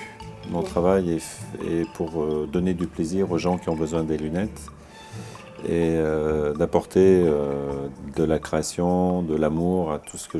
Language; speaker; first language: French; early bilingual, other home language; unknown